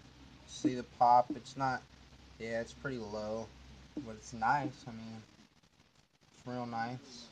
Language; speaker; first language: English; native; English